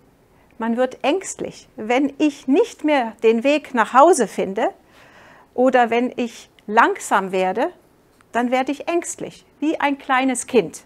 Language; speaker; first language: German; non-native, fluent; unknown